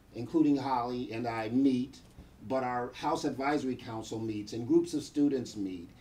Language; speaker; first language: English; native; English